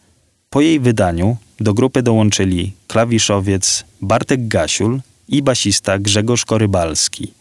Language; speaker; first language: Polish; native; Polish